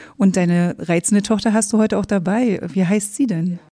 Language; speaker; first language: German; native; German